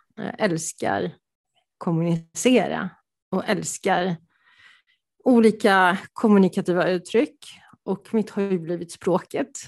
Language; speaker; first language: Swedish; early bilingual, other home language; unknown